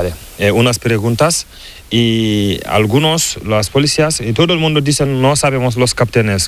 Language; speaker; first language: Spanish; non-native, learner; Fula